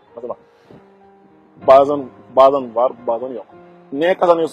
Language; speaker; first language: Turkish; non-native, learner; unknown